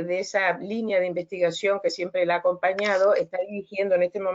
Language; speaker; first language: Spanish; native; Spanish